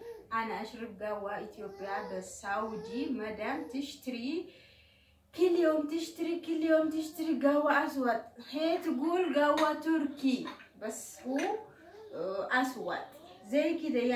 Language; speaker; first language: Arabic; non-native, learner; Oromo